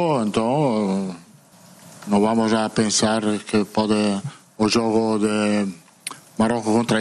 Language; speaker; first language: Portuguese; non-native, fluent; Italian